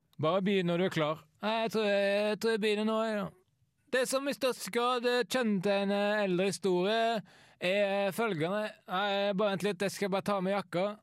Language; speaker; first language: Norwegian; native; Norwegian